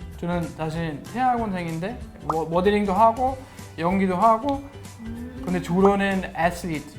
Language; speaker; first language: Korean; non-native, learner; German